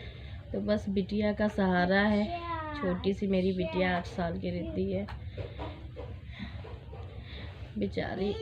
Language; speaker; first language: Hindi; native; Hindi